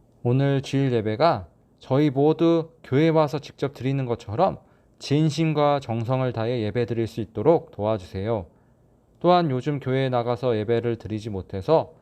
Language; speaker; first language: Korean; native; Korean